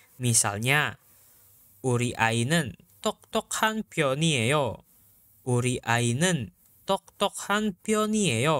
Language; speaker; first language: Korean; non-native, fluent; Indonesian